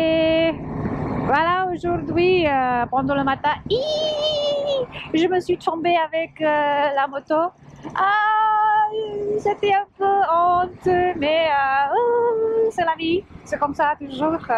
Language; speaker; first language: French; non-native, learner; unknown